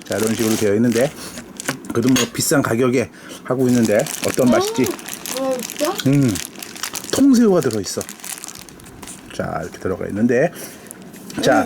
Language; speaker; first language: Korean; native; Korean